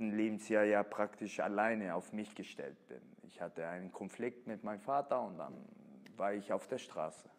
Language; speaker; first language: German; early bilingual, other home language; Italian